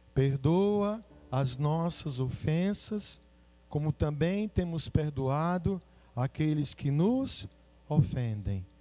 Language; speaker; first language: Portuguese; native; Portuguese